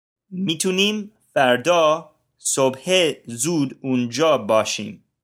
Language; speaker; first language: Persian; non-native, learner; English